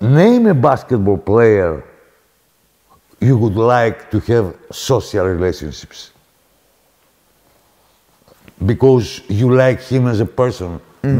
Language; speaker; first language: English; non-native, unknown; Greek